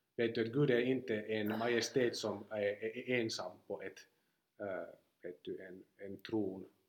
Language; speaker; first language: Swedish; non-native, local second language; Finnish